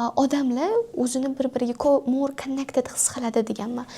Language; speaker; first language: English; non-native, fluent; Uzbek